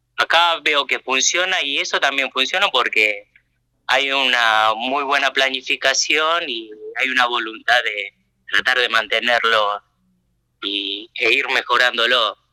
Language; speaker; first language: Spanish; early bilingual, other home language; Japanese